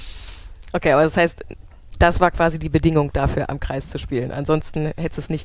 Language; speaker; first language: German; native; German